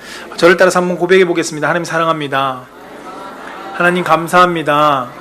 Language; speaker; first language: Korean; native; Korean